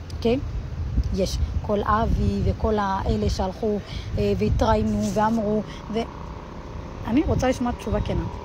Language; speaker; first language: Hebrew; early bilingual, other home language; Amharic